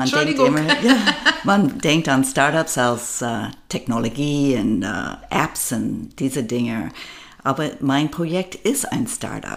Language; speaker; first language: German; non-native, fluent; English